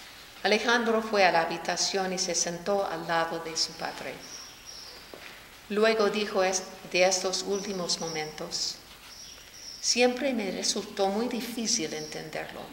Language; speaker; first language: Spanish; non-native, fluent; English